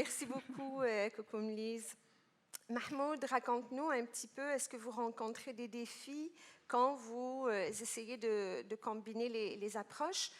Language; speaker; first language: French; non-native, local second language; Arabic